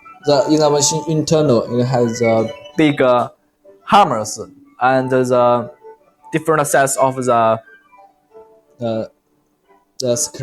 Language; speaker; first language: English; non-native, learner; Chinese